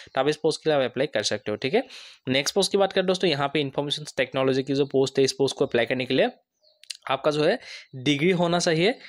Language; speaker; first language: Hindi; non-native, local second language; Assamese